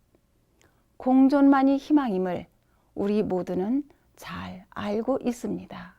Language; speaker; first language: Korean; native; Korean